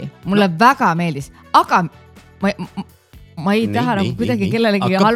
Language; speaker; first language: Estonian; native; Estonian